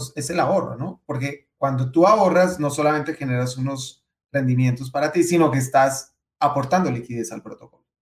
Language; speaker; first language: Spanish; native; Spanish